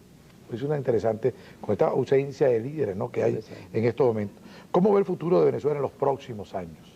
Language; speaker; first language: Spanish; native; Spanish